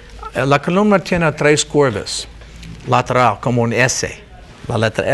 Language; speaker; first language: Spanish; non-native, learner; English